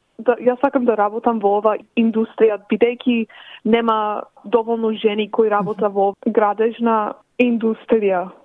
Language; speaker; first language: Macedonian; early bilingual, heritage; Macedonian